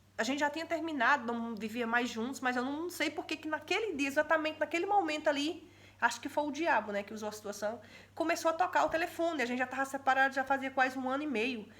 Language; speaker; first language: Portuguese; native; Portuguese